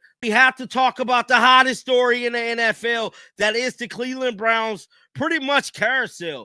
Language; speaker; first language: English; native; English